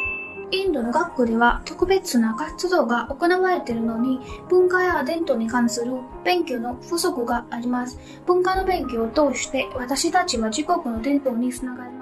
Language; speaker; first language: Japanese; non-native, learner; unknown